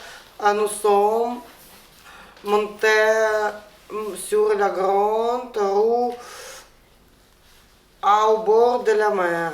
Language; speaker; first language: French; non-native, learner; Ukrainian